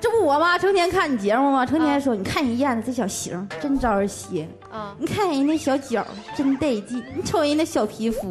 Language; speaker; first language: Chinese; native; Chinese